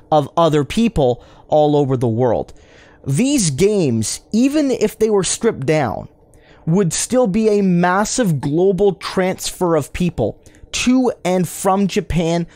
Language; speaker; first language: English; native; English